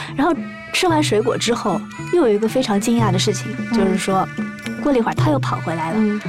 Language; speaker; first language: Chinese; native; Chinese